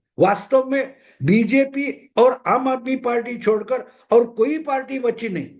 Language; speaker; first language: Hindi; non-native, local second language; Marathi